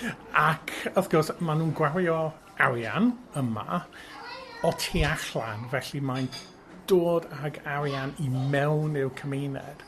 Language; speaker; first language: Welsh; non-native, fluent; English